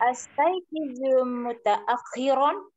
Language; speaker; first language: Arabic; non-native, learner; Indonesian